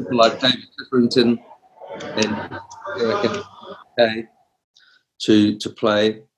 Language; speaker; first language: English; native; English